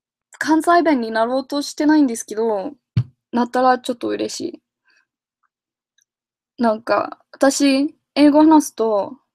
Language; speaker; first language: Japanese; non-native, fluent; English